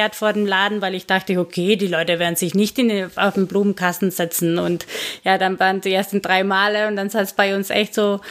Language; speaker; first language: German; non-native, fluent; Spanish